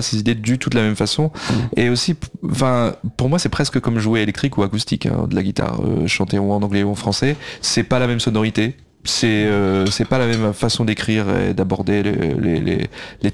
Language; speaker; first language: French; native; French